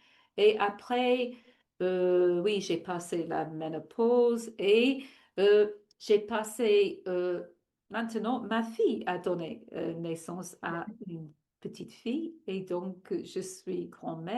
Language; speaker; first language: French; non-native, fluent; English